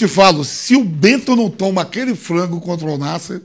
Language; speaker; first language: Portuguese; native; Portuguese